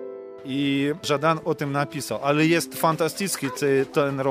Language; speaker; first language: Slovak; non-native, learner; Ukrainian